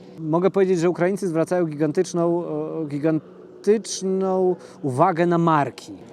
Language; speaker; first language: Polish; native; Polish